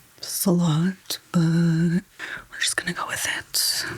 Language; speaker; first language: English; native; English